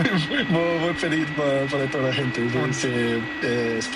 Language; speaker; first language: Spanish; non-native, learner; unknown